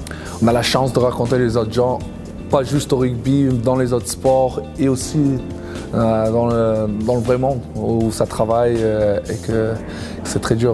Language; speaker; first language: French; non-native, fluent; English